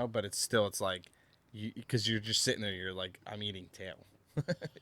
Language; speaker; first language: English; native; English